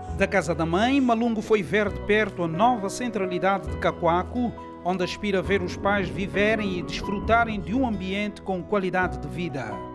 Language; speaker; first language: Portuguese; native; Portuguese